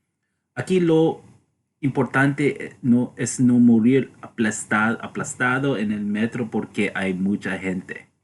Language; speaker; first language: Spanish; non-native, learner; English